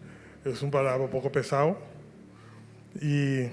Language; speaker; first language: Spanish; non-native, local second language; Papiamento